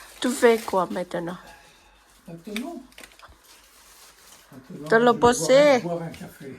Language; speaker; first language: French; non-native, learner; Thai